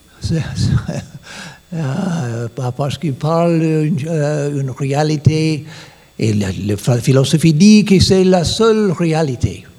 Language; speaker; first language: French; non-native, fluent; English